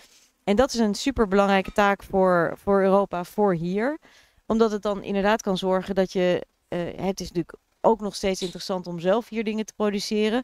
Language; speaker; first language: Dutch; native; Dutch